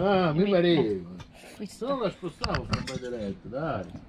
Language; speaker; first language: Italian; native; Italian